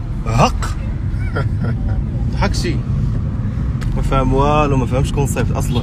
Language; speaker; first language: Arabic; native; Arabic